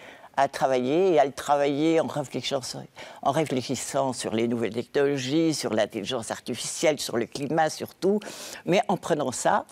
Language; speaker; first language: French; native; French